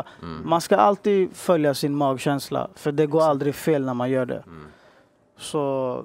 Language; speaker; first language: Swedish; native; Swedish